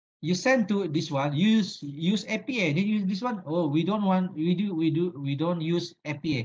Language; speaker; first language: English; non-native, local second language; Malay